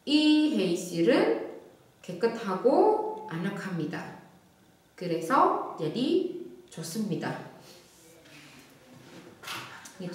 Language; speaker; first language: Korean; non-native, fluent; Indonesian